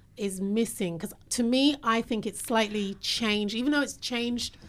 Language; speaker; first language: English; native; English